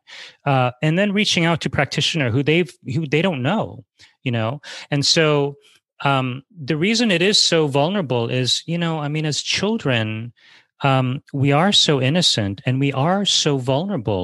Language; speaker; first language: English; native; English